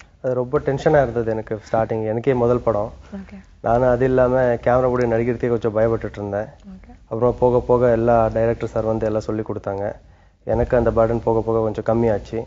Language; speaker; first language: Tamil; native; Tamil